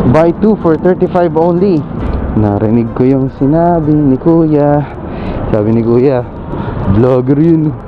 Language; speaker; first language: Filipino; native; Filipino